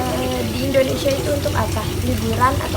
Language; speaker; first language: Indonesian; native; Indonesian